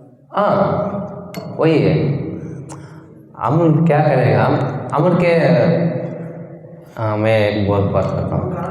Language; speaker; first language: Hindi; non-native, local second language; Kannada